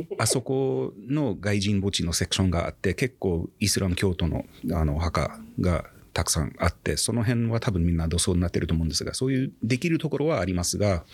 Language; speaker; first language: Japanese; non-native, fluent; English